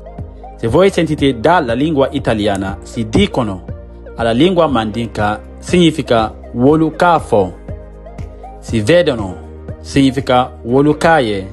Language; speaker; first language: Italian; non-native, fluent; Mandingo